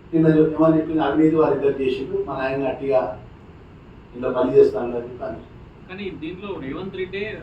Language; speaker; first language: Telugu; native; Telugu